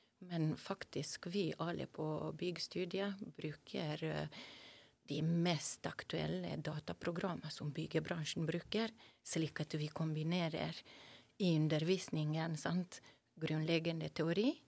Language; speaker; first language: Norwegian; non-native, fluent; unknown